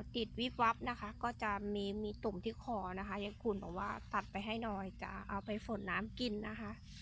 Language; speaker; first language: Thai; non-native, local second language; Khmer